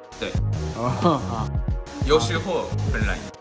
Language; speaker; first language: Chinese; non-native, learner; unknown